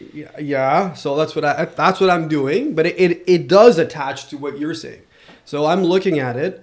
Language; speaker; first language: English; non-native, local second language; French